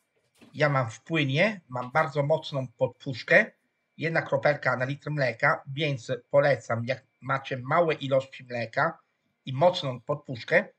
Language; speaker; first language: Polish; non-native, fluent; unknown